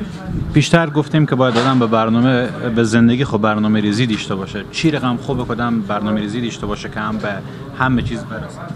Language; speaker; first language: Persian; native; Persian